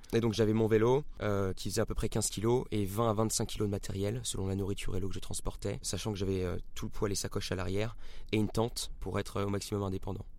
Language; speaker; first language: French; native; French